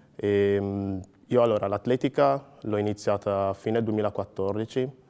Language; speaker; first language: Italian; early bilingual, other home language; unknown